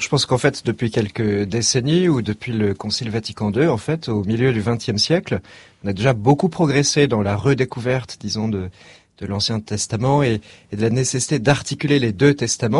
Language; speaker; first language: French; native; French